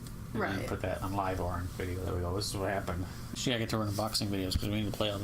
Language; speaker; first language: English; native; English